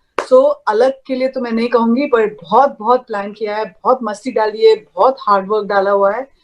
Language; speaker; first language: Hindi; native; Hindi